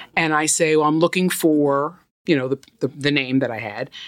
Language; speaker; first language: English; native; English